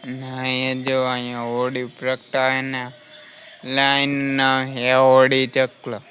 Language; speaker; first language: Gujarati; native; Gujarati